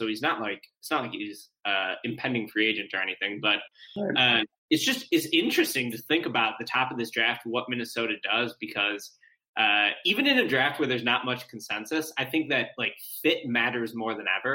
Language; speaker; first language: English; native; English